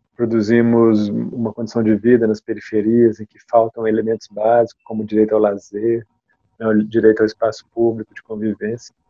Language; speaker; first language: Portuguese; native; Portuguese